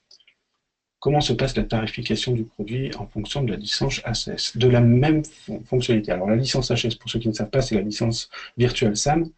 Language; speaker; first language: French; native; French